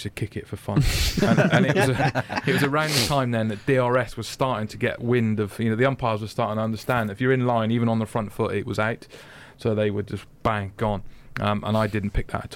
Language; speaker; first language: English; native; English